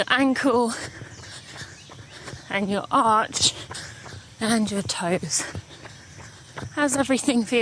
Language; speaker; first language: English; native; English